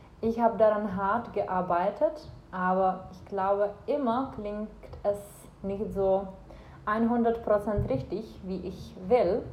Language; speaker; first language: German; non-native, fluent; Czech